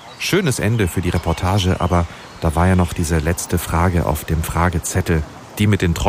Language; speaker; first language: German; native; German